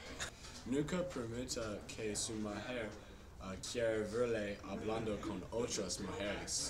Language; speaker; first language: Spanish; non-native, learner; English